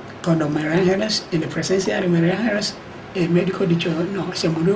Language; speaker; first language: Spanish; non-native, learner; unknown